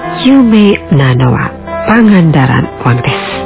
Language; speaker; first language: Japanese; non-native, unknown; Indonesian